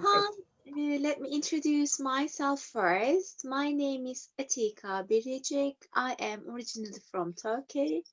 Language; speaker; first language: English; non-native, fluent; Turkish